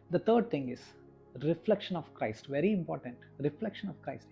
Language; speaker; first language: English; non-native, local second language; Kannada